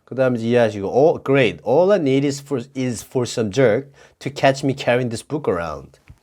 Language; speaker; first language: English; non-native, fluent; Korean